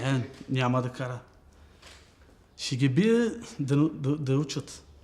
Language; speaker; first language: Bulgarian; non-native, local second language; Turkish